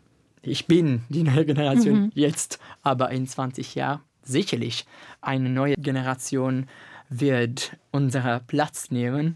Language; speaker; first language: German; non-native, learner; Italian